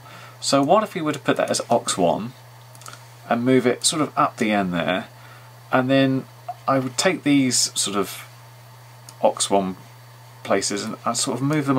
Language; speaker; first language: English; native; English